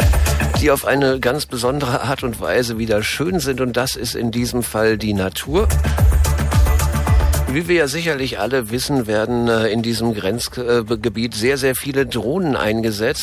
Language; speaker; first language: German; native; German